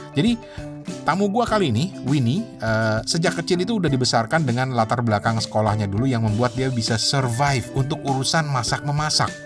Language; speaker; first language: Indonesian; native; Indonesian